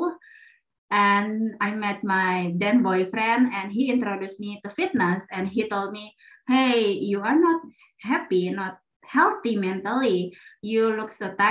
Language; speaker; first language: English; non-native, fluent; Indonesian